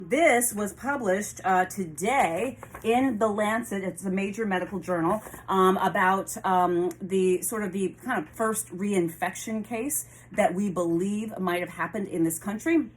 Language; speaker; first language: English; native; English